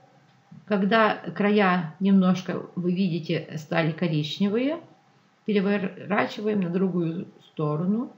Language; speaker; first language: Russian; non-native, local second language; Ukrainian